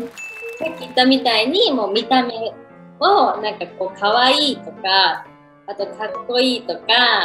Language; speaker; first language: Japanese; native; Japanese